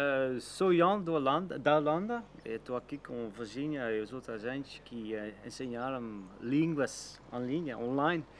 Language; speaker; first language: Portuguese; non-native, learner; Dutch